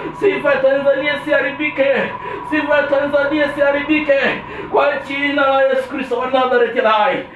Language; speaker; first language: Swahili; non-native, local second language; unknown